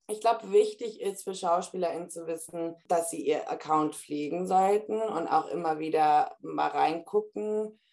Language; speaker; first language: German; early bilingual, heritage; German